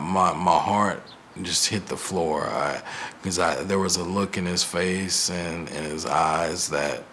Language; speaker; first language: English; native; English